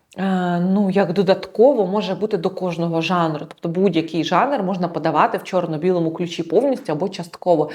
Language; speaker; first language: Ukrainian; non-native, local second language; Russian